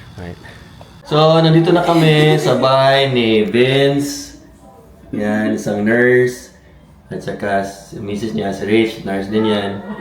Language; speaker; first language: Filipino; native; Filipino